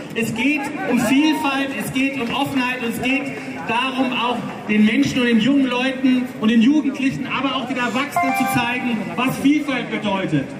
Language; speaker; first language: German; native; German